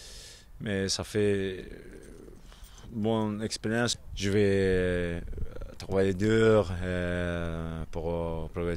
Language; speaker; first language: French; non-native, learner; Japanese